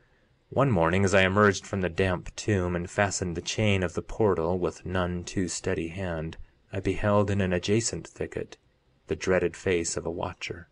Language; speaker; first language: English; native; English